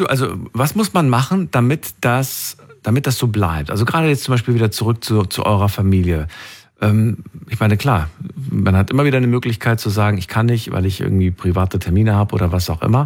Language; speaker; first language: German; native; German